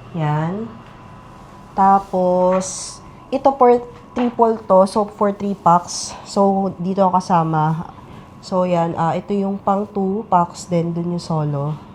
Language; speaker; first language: Filipino; native; Filipino